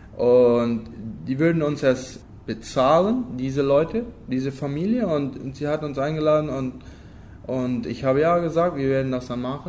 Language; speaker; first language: German; non-native, local second language; Low German